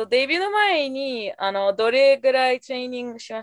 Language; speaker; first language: Japanese; non-native, fluent; English